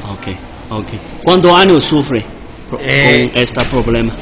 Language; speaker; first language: Spanish; non-native, learner; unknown